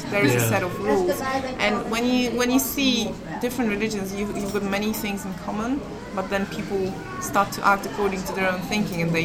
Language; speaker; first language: English; non-native, fluent; Polish